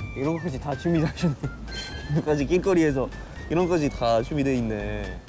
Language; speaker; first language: Korean; non-native, fluent; French